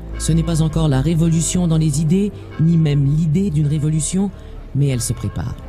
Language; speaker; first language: French; native; French